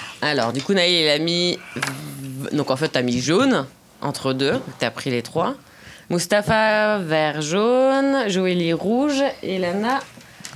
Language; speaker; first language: French; native; French